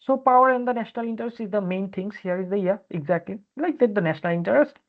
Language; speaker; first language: English; non-native, local second language; Bangla